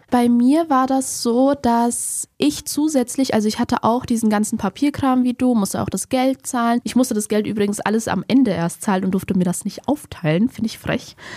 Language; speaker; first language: German; early bilingual, other home language; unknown